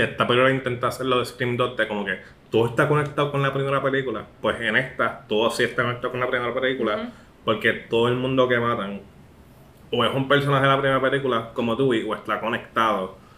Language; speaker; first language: Spanish; early bilingual, heritage; Spanish